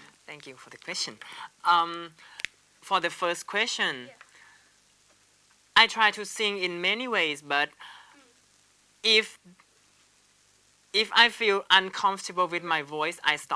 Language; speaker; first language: English; non-native, learner; Thai